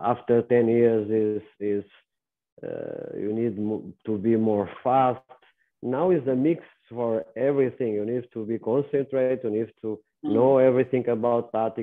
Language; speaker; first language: English; non-native, learner; Portuguese